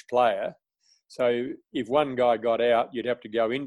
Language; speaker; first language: English; native; English